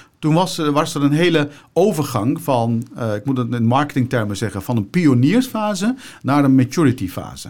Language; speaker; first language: Dutch; early bilingual, other home language; Turkish